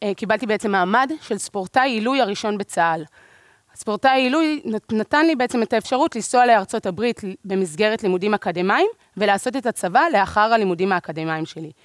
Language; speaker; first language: Hebrew; native; Hebrew